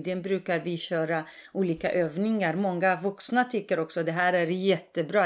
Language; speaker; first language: Swedish; non-native, fluent; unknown